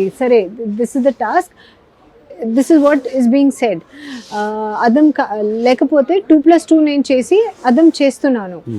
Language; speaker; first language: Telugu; non-native, learner; Hindi